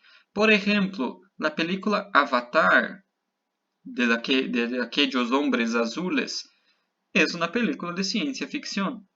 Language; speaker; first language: Spanish; non-native, fluent; Portuguese